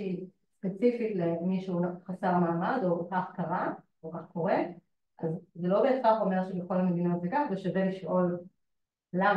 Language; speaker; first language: Hebrew; native; Hebrew